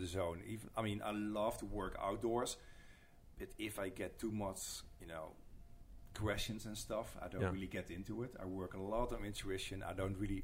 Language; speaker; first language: English; non-native, fluent; Dutch